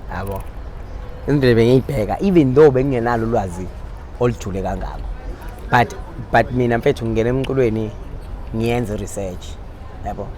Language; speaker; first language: Zulu; native; Zulu